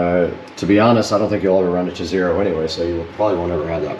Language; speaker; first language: English; native; English